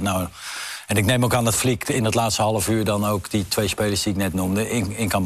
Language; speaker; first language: Dutch; native; Dutch